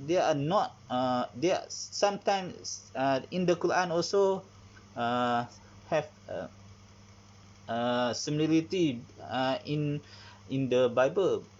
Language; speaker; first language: English; non-native, learner; Malay